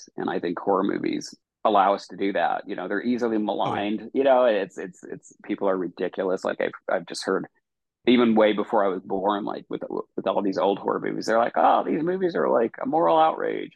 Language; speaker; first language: English; native; English